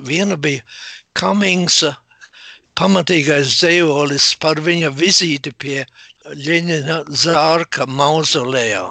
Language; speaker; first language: Latvian; native; Latvian